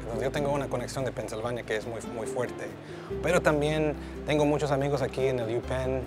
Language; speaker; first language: Spanish; early bilingual, heritage; English